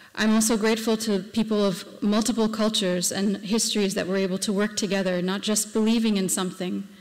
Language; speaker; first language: English; native; English